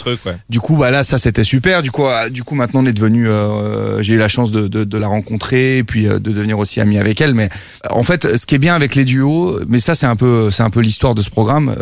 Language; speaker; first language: French; native; French